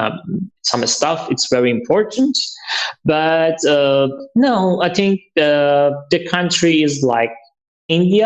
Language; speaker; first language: English; non-native, learner; Persian